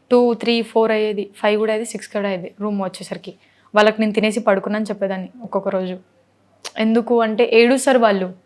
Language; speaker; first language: Telugu; non-native, local second language; Lambadi